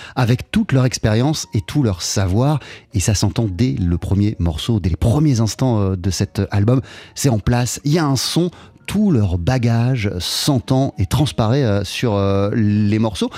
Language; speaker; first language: French; native; French